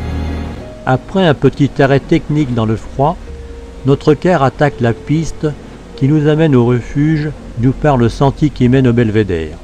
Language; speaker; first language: French; native; French